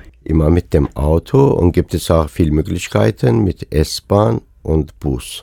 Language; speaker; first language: German; non-native, fluent; Persian